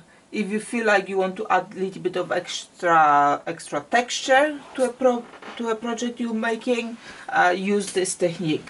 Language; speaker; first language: English; non-native, fluent; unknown